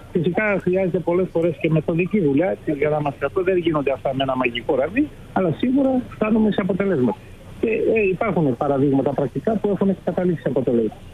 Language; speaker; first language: Greek; native; Greek